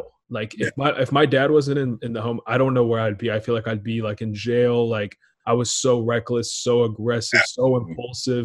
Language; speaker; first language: English; native; English